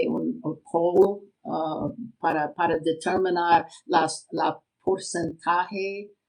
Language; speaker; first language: Spanish; non-native, learner; English